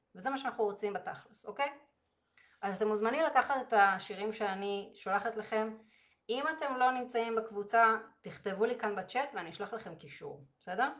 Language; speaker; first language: Hebrew; native; Hebrew